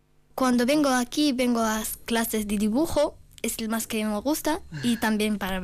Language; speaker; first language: Spanish; non-native, learner; Arabic